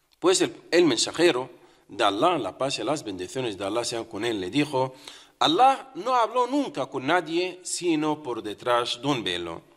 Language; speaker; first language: Spanish; non-native, fluent; Arabic